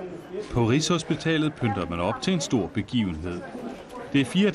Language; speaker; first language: Danish; native; Danish